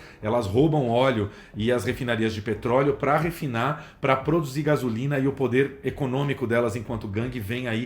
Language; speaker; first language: Portuguese; native; Portuguese